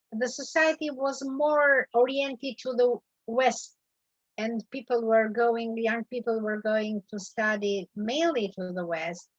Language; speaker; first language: English; non-native, learner; Albanian